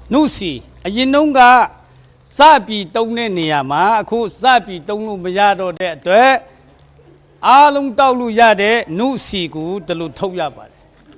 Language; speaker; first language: Burmese; non-native, local second language; Kachin